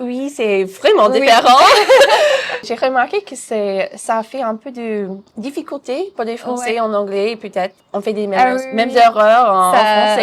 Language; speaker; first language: French; non-native, fluent; English